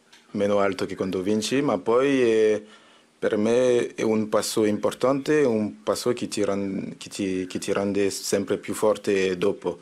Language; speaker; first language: Italian; non-native, fluent; French